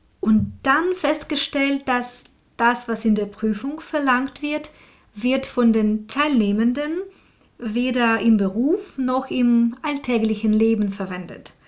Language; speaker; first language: German; non-native, fluent; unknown